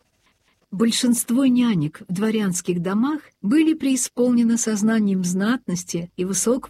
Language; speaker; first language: Russian; native; Russian